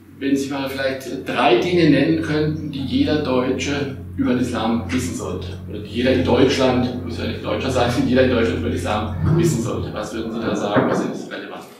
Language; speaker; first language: German; native; German